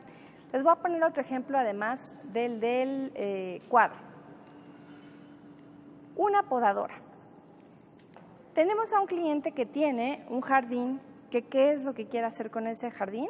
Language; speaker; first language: Spanish; native; Spanish